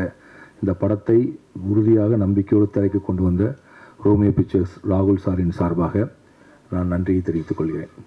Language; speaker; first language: Tamil; native; Tamil